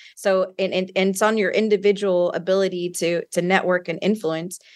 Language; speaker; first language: English; native; English